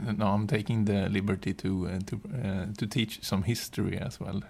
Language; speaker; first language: English; non-native, fluent; Swedish